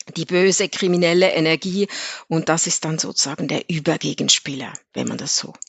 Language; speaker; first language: German; native; German